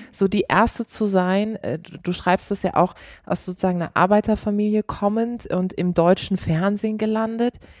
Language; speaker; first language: German; native; German